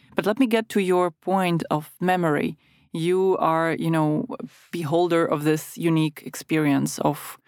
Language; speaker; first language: English; non-native, fluent; Ukrainian